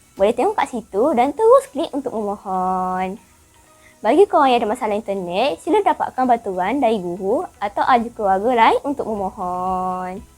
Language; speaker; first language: Malay; native; Malay